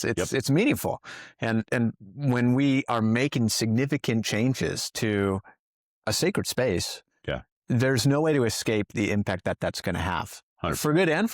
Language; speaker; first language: English; native; English